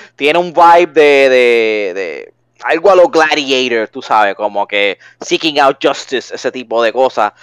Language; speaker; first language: Spanish; native; Spanish